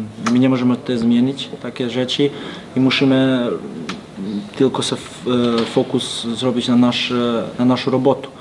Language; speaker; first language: Polish; non-native, learner; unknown